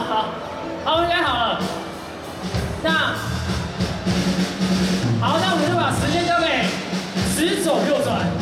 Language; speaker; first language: Chinese; native; Chinese